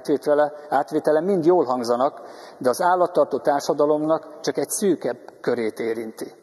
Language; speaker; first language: Hungarian; native; Hungarian